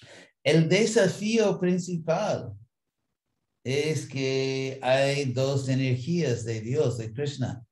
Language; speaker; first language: Spanish; non-native, fluent; English